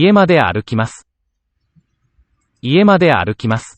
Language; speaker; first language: Japanese; non-native, learner; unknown